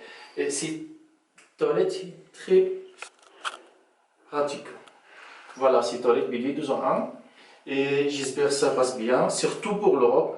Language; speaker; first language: French; non-native, fluent; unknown